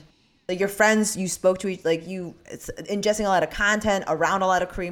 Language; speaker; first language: English; early bilingual, other home language; Korean